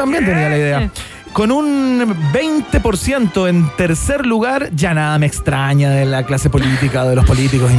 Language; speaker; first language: Spanish; native; Spanish